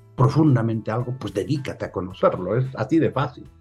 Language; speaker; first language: Spanish; native; Spanish